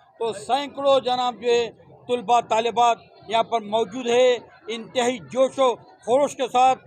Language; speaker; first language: Urdu; native; Urdu